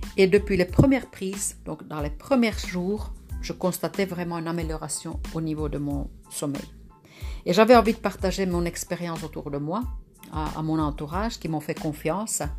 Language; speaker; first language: French; non-native, fluent; Finnish